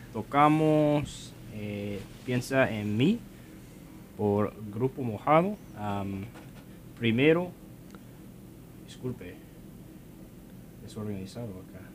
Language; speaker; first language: Spanish; non-native, learner; English